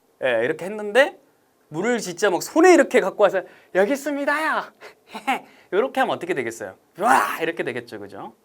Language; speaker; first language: Korean; native; Korean